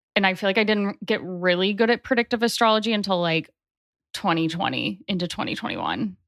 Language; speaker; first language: English; native; English